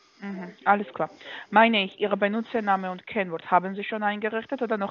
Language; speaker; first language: German; non-native, fluent; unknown